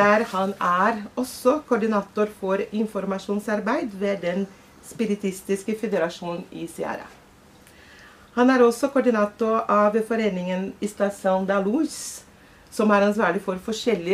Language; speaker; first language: Norwegian; non-native, fluent; Portuguese